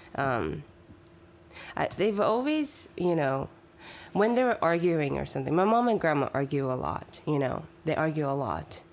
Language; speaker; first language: English; early bilingual, other home language; Chinese